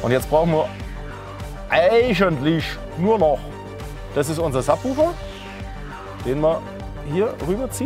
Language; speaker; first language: German; native; German